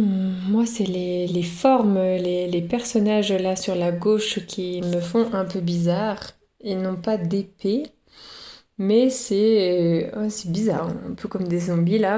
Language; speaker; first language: French; native; French